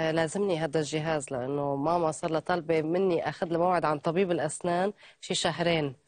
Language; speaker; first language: Arabic; native; Arabic